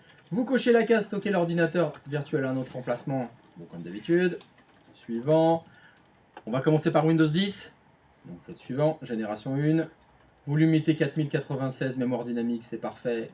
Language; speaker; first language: French; native; French